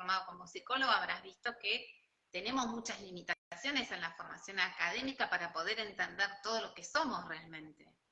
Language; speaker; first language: Spanish; native; Spanish